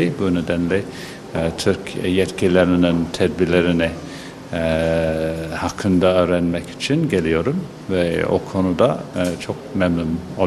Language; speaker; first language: Turkish; non-native, fluent; English